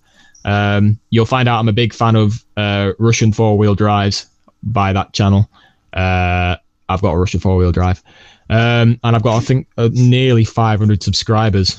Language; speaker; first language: English; native; English